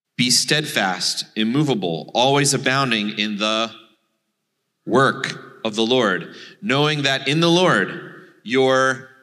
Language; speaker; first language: English; native; English